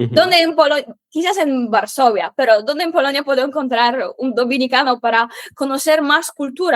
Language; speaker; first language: Spanish; non-native, fluent; Polish